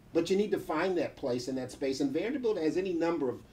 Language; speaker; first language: English; native; English